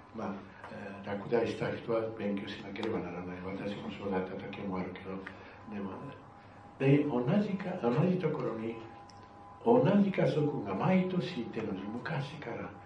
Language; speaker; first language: Japanese; non-native, fluent; Spanish